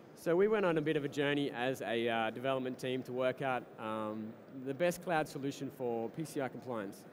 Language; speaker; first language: English; native; English